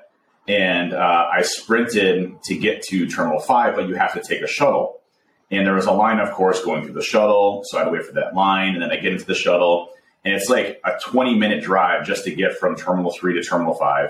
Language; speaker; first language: English; native; English